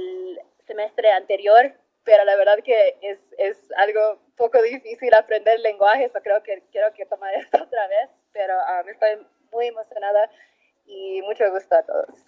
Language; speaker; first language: Spanish; early bilingual, heritage; Spanish